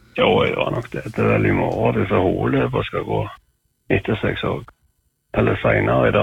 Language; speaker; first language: Norwegian; native; Norwegian